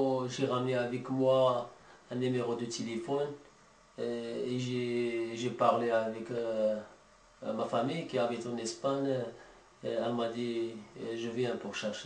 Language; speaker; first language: French; non-native, learner; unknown